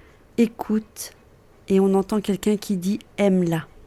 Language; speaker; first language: French; native; French